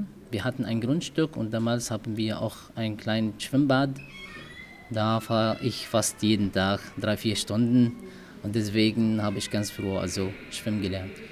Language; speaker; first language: German; non-native, learner; Arabic